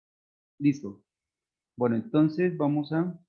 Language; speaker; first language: Spanish; native; Spanish